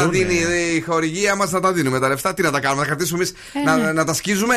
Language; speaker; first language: Greek; native; Greek